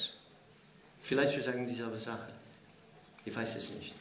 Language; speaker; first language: German; non-native, fluent; English